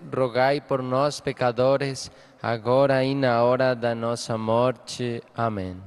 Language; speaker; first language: Portuguese; non-native, learner; Spanish